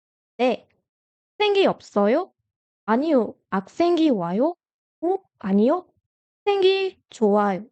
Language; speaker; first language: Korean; non-native, fluent; French